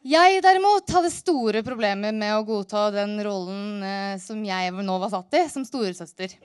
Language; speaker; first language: Norwegian; native; Norwegian